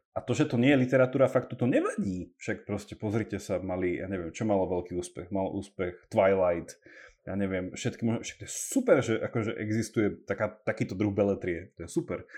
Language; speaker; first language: Slovak; early bilingual, heritage; English